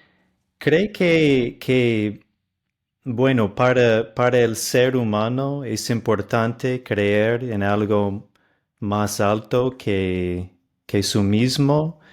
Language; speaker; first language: Spanish; non-native, fluent; English